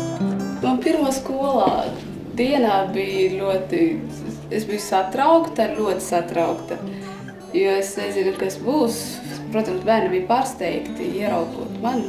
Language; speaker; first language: Latvian; non-native, learner; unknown